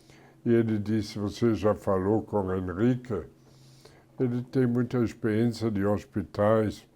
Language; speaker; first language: Portuguese; non-native, fluent; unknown